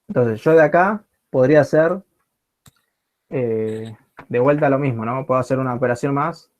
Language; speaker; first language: Spanish; native; Spanish